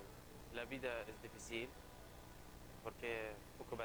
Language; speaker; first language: Spanish; non-native, learner; Arabic